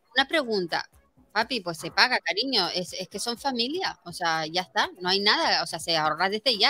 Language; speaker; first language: Spanish; native; Spanish